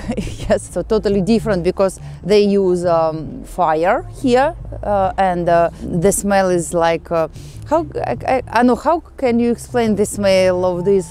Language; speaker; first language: English; non-native, fluent; Russian